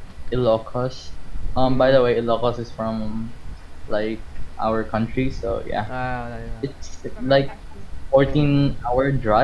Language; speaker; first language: English; non-native, local second language; Filipino